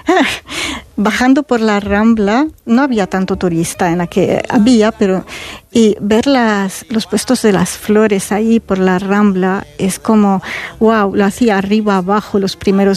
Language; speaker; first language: Spanish; non-native, fluent; Arabic